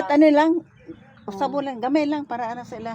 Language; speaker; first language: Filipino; non-native, local second language; Cebuano